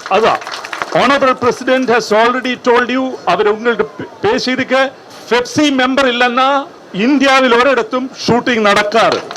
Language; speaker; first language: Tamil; non-native, learner; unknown